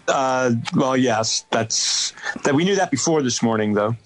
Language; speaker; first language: English; native; English